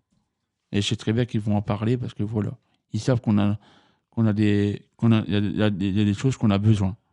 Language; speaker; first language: French; native; French